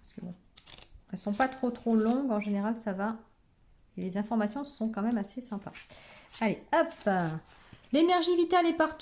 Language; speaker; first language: French; native; French